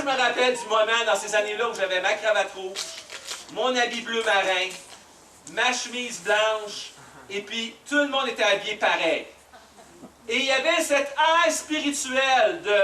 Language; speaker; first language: French; native; French